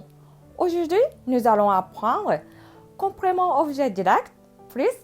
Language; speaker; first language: French; non-native, fluent; Japanese